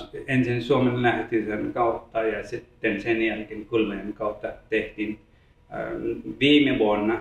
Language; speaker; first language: Finnish; non-native, learner; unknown